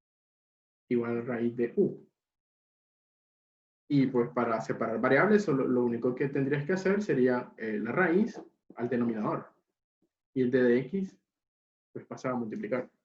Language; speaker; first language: Spanish; native; Spanish